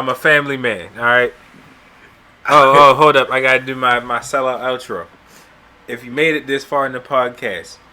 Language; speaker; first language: English; native; English